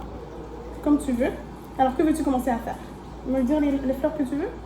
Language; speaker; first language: French; native; French